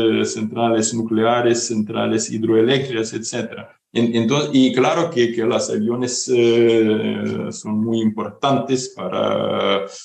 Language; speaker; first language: Spanish; non-native, fluent; Ukrainian